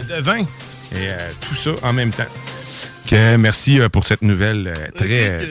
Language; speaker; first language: French; native; French